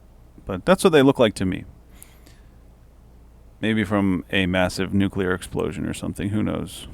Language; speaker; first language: English; native; English